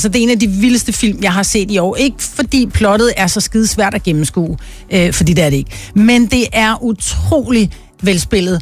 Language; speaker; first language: Danish; native; Danish